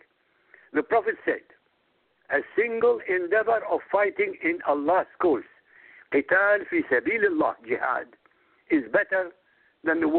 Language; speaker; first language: English; non-native, fluent; Arabic